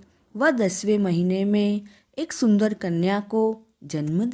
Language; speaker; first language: Hindi; native; Hindi